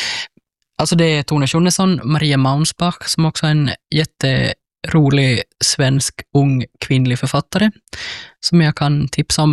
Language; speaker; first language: Swedish; native; Swedish